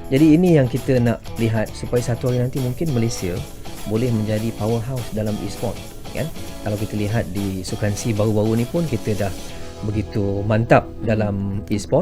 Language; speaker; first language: Malay; native; Malay